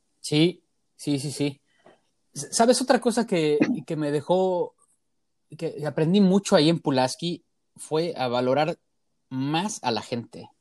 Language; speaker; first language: Spanish; native; Spanish